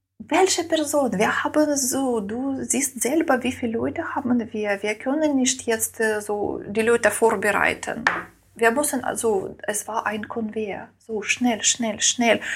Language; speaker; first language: German; non-native, learner; Ukrainian